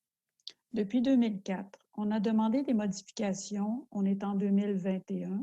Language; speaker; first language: French; native; French